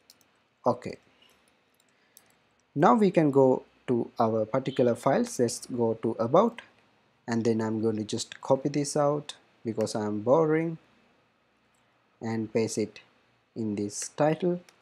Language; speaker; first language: English; non-native, fluent; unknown